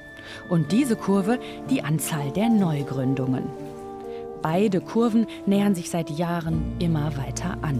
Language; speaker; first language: German; native; German